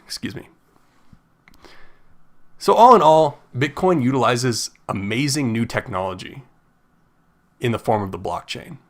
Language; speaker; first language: English; native; English